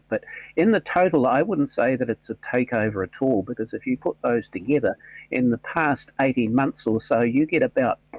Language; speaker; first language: English; native; English